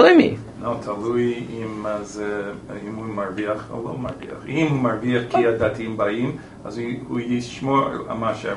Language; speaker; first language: Hebrew; non-native, learner; English